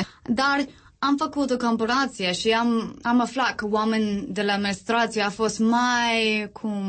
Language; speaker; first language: Romanian; non-native, learner; English